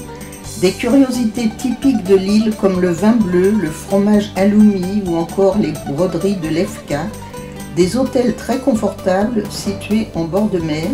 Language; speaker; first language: French; native; French